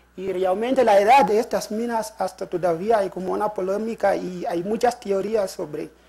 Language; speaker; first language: Spanish; non-native, fluent; Shona